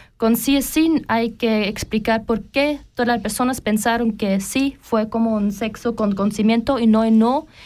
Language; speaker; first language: Spanish; non-native, learner; German